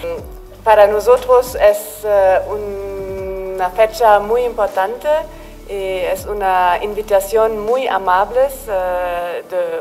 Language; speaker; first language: Spanish; non-native, learner; German